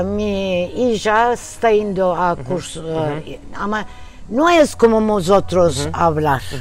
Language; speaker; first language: Spanish; early bilingual, heritage; Turkish